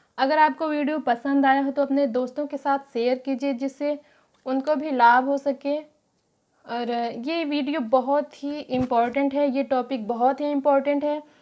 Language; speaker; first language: Hindi; native; Hindi